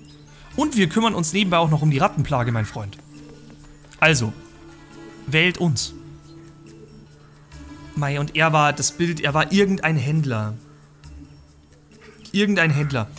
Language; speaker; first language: German; native; German